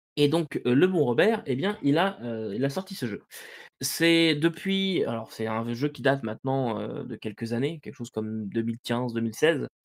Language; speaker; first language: French; native; French